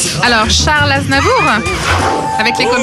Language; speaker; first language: French; native; French